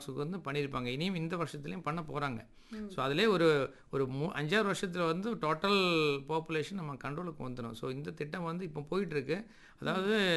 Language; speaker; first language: Tamil; native; Tamil